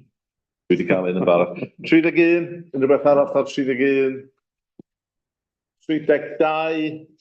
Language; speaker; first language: Welsh; native; Welsh